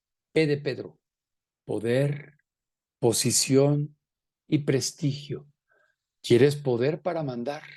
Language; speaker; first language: Spanish; native; Spanish